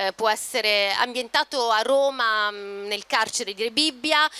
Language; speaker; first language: Italian; native; Italian